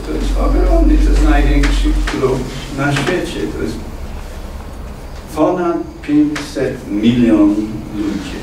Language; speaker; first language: Polish; non-native, fluent; English